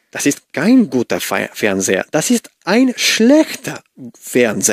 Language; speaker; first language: German; non-native, learner; Spanish